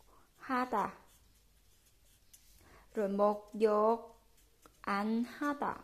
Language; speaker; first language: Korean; non-native, fluent; Vietnamese